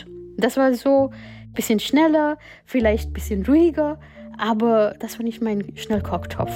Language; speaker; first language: German; non-native, fluent; Gujarati